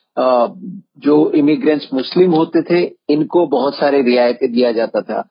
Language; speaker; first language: Hindi; non-native, local second language; Assamese